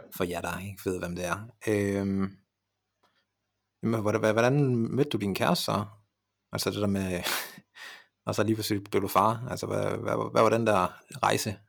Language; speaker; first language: Danish; early bilingual, other home language; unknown